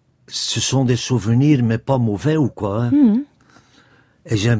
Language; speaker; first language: French; non-native, local second language; Dutch